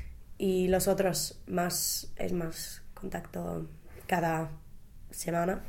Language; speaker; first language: Spanish; non-native, fluent; English